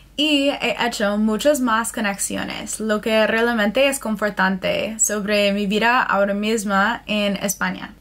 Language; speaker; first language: Spanish; non-native, fluent; English